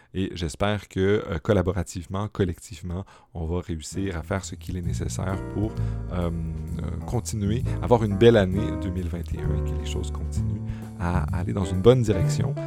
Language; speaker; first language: French; native; French